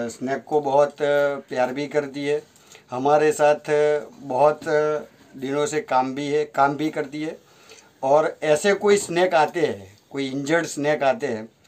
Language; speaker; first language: Hindi; non-native, local second language; Gujarati